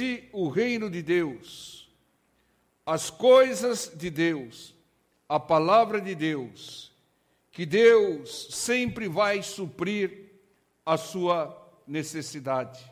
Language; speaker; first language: Portuguese; native; Portuguese